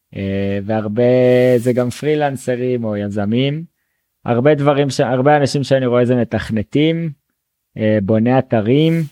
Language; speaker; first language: Hebrew; native; Hebrew